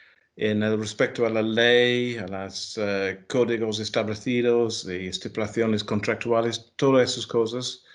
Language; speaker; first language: Spanish; non-native, fluent; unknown